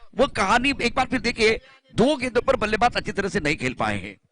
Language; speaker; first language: Hindi; non-native, local second language; Marathi